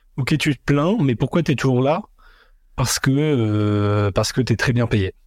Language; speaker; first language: French; native; French